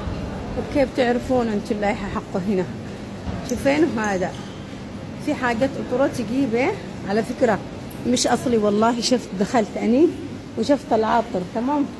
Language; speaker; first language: Arabic; native; Arabic